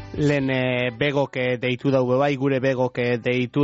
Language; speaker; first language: Basque; native; Basque